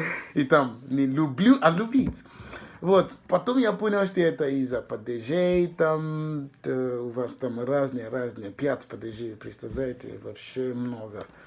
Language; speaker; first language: Russian; non-native, fluent; English